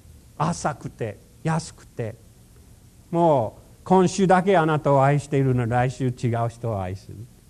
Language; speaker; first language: Japanese; non-native, fluent; English